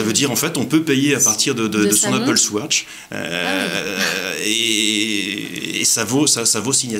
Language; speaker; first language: French; native; French